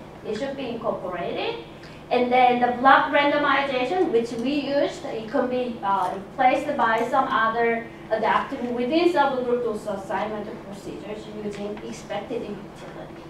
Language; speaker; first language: English; non-native, fluent; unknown